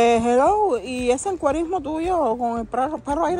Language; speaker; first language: Spanish; native; Spanish